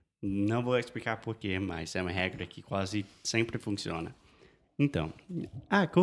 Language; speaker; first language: Portuguese; non-native, fluent; English